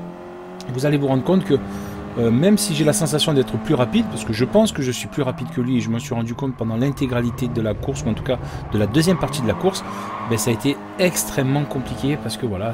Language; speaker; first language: French; native; French